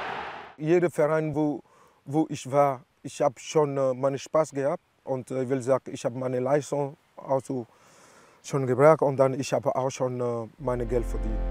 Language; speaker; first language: German; non-native, learner; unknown